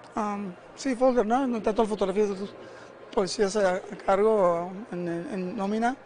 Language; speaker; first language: Spanish; native; Spanish